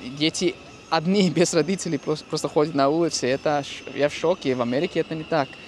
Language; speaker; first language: Russian; non-native, fluent; English